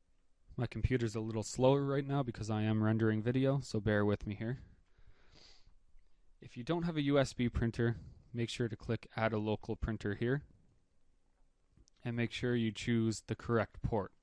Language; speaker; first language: English; native; English